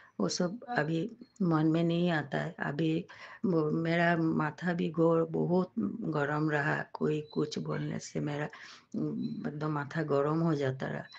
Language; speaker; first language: Hindi; non-native, local second language; Bangla